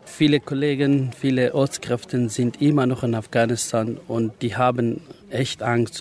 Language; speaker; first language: German; non-native, learner; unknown